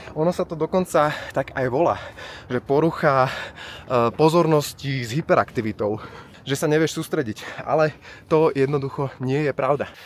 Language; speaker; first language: Slovak; native; Slovak